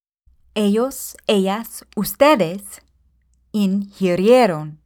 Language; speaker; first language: Spanish; non-native, fluent; English